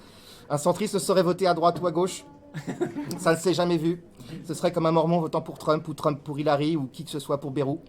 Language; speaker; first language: French; native; French